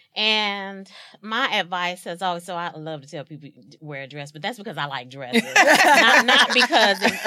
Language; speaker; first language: English; native; English